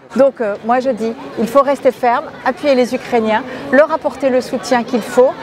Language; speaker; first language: French; non-native, fluent; Spanish